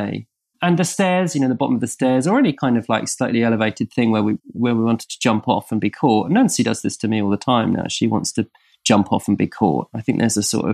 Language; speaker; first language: English; native; English